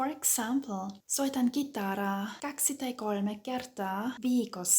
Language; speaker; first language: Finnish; non-native, fluent; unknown